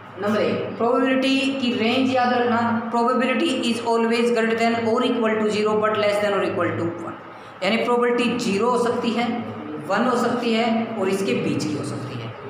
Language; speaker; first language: Hindi; native; Hindi